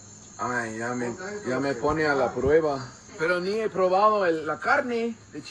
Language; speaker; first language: Spanish; non-native, fluent; English